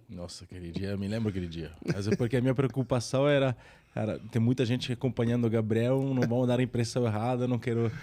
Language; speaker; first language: Portuguese; non-native, fluent; Italian